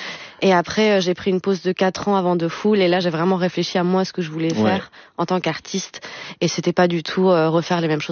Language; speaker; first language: French; native; French